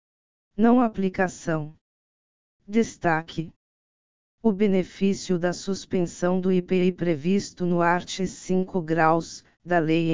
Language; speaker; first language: Portuguese; native; Portuguese